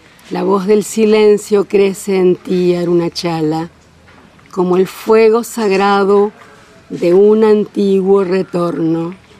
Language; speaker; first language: Spanish; native; Spanish